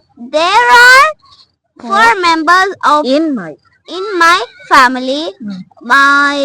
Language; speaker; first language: English; non-native, learner; Malayalam